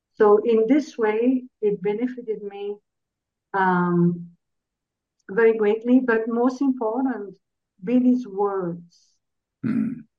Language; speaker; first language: English; non-native, fluent; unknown